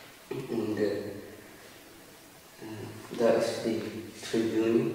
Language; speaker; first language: German; non-native, learner; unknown